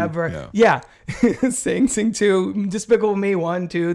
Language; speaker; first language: English; native; English